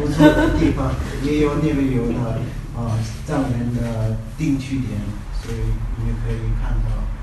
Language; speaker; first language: Chinese; non-native, learner; Tibetan